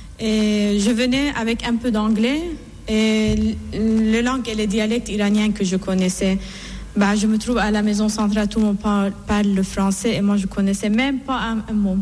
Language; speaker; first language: French; non-native, fluent; Persian